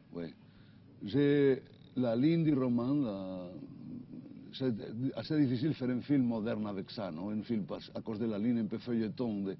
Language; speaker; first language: French; non-native, fluent; Spanish